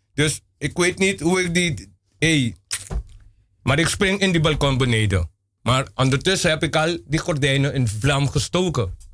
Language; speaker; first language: Dutch; non-native, local second language; Papiamento